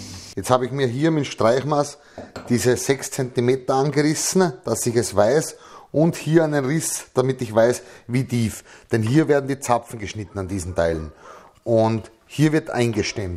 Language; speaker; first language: German; native; German